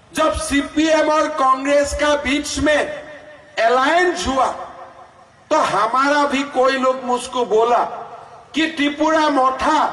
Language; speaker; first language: Hindi; non-native, local second language; Bangla